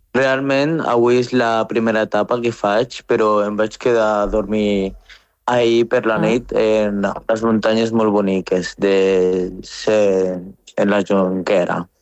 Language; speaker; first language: Catalan; non-native, fluent; Arabic